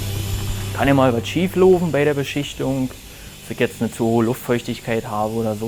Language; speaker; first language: German; native; German